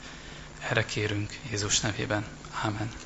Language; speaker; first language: Hungarian; native; Hungarian